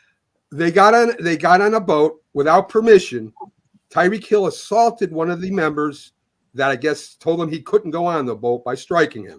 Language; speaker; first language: English; native; English